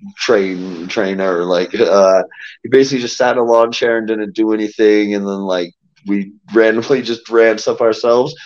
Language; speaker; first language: English; native; English